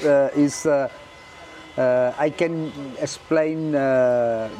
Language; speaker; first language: English; non-native, learner; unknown